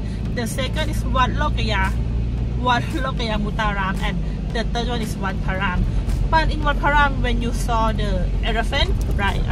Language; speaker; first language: English; non-native, learner; Thai